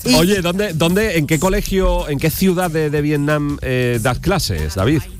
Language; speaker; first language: Spanish; native; Spanish